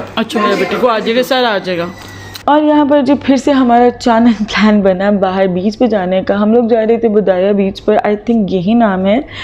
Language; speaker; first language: Urdu; native; Urdu